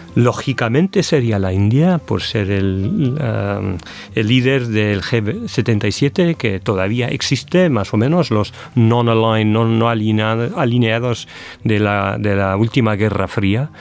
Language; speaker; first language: Spanish; non-native, fluent; English